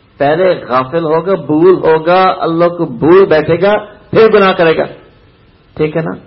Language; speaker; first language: Urdu; native; Urdu